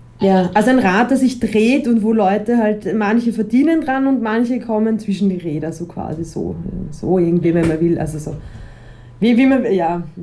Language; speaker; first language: German; native; German